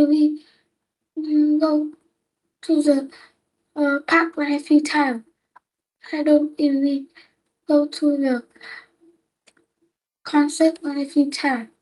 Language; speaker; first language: English; non-native, learner; Vietnamese